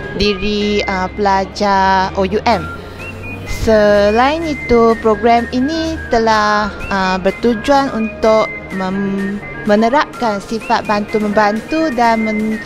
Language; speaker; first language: Malay; non-native, local second language; Chinese